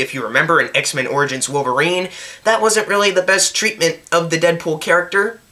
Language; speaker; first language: English; native; English